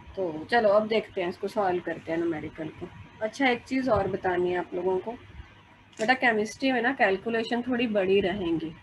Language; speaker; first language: Hindi; non-native, local second language; Punjabi